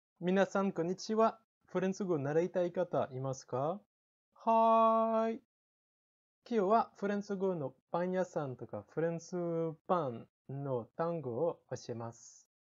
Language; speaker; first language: Japanese; non-native, fluent; French